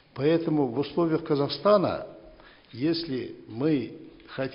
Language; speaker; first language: Russian; non-native, local second language; Kazakh